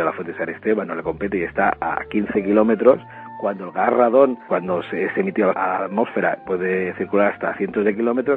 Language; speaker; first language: Spanish; native; Spanish